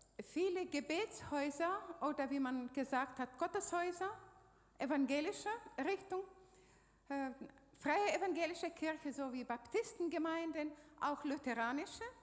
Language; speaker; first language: German; non-native, fluent; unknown